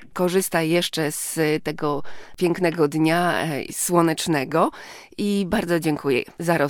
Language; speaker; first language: Polish; native; Polish